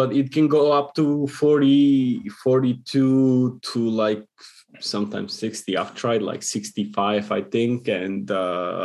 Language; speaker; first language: English; non-native, fluent; Macedonian